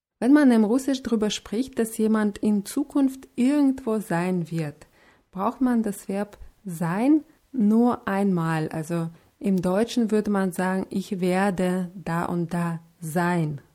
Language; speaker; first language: German; non-native, fluent; Russian